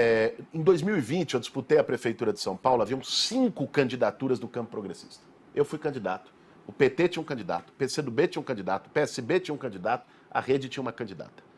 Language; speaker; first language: Portuguese; native; Portuguese